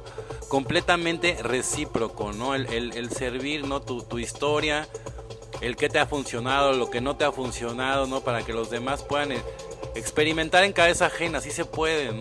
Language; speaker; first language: Spanish; native; Spanish